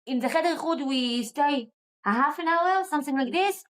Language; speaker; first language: English; non-native, learner; Hebrew